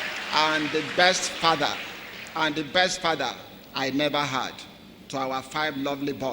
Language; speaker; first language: English; non-native, local second language; Yoruba